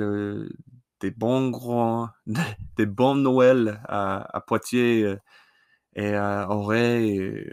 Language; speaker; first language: French; non-native, learner; English